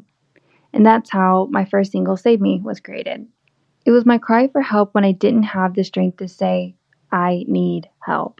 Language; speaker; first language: English; native; English